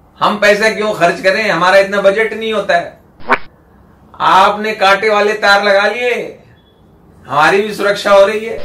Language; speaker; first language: Hindi; native; Hindi